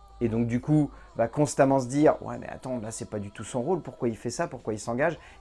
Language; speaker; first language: French; native; French